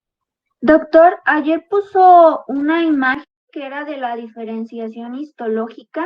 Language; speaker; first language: Spanish; native; Spanish